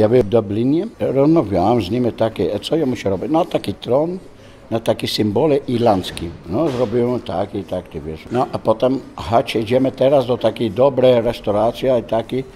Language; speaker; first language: Polish; non-native, learner; Dutch